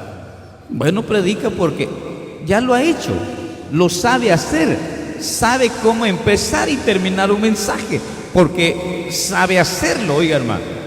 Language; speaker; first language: Spanish; native; Spanish